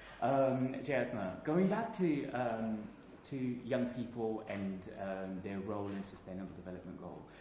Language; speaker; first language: English; non-native, fluent; Uzbek